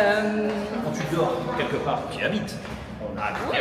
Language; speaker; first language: French; native; French